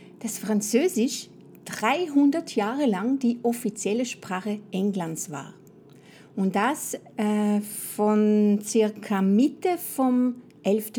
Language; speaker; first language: German; non-native, fluent; French